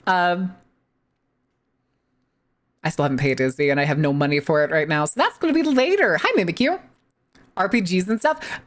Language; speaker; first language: English; native; English